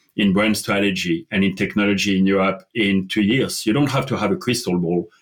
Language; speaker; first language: English; non-native, fluent; French